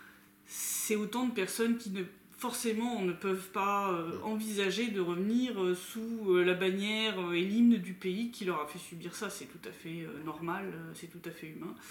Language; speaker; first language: French; native; French